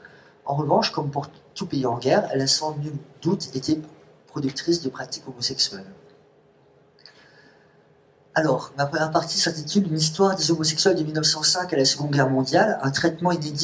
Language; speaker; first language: French; native; French